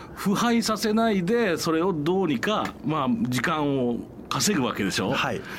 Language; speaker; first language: Japanese; native; Japanese